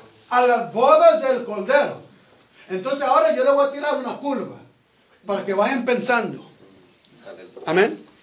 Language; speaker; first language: Spanish; native; Spanish